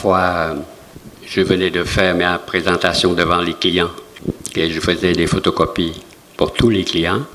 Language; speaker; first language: French; non-native, fluent; Vietnamese